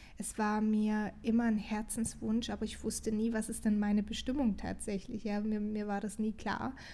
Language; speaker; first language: German; non-native, fluent; Portuguese